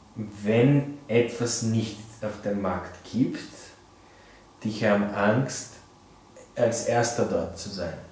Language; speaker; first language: German; non-native, fluent; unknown